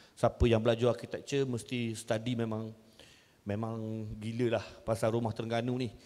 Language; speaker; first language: Malay; native; Malay